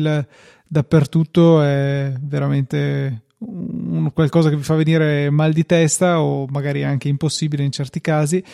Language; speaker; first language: Italian; native; Italian